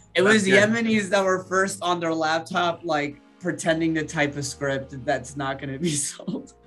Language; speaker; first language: English; early bilingual, other home language; Arabic